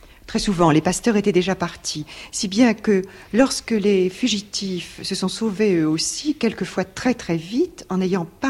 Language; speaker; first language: French; native; French